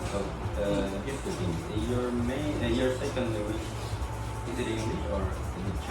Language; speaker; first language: English; non-native, local second language; Indonesian